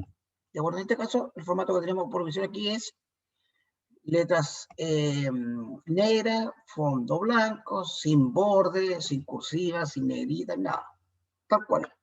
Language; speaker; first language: Spanish; native; Spanish